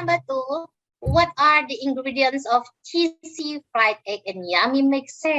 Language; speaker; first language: English; non-native, fluent; Indonesian